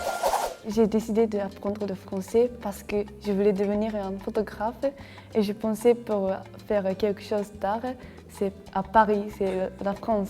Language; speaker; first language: French; non-native, learner; Japanese